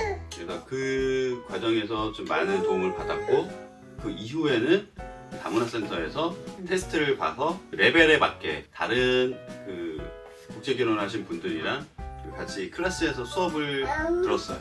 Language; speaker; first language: Korean; native; Korean